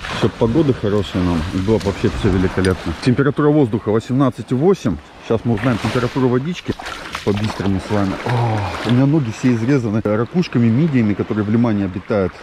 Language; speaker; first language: Russian; native; Russian